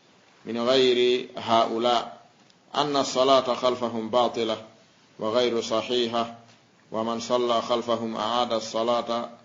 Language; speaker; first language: Arabic; non-native, fluent; Fula